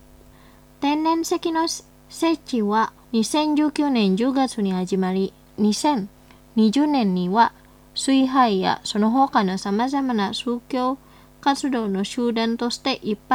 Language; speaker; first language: Japanese; non-native, fluent; Indonesian